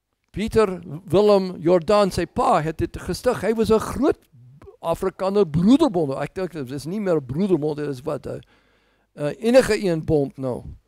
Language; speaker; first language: Dutch; non-native, learner; English